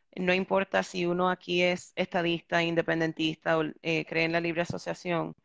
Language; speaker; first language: Spanish; early bilingual, heritage; Spanish